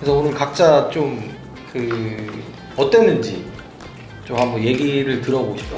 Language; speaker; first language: Korean; native; Korean